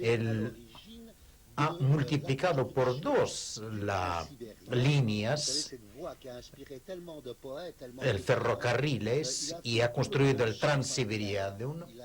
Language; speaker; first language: Spanish; non-native, fluent; Russian